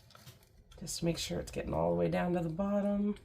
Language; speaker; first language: English; native; English